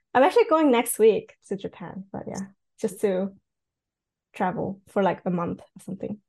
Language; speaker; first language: English; non-native, fluent; Cantonese